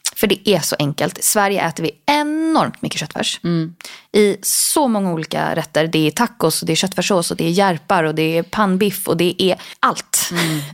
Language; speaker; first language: Swedish; native; Swedish